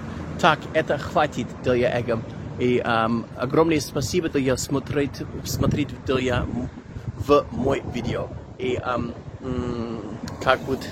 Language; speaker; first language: Russian; non-native, learner; English